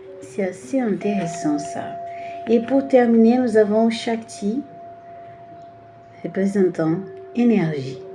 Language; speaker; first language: French; non-native, learner; Portuguese